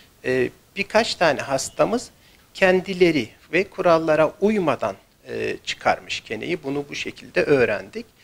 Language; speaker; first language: Turkish; native; Turkish